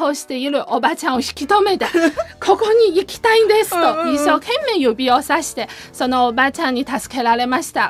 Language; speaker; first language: Japanese; non-native, fluent; Chinese